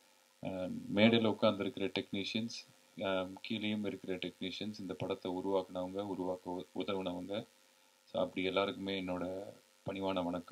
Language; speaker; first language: Tamil; native; Tamil